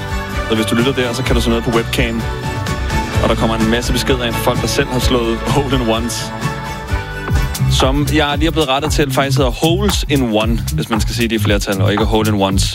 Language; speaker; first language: Danish; native; Danish